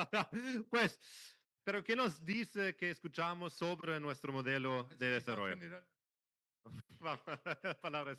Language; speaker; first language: Spanish; non-native, fluent; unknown